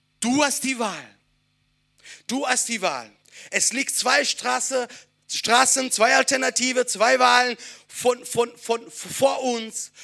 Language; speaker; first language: German; non-native, fluent; Italian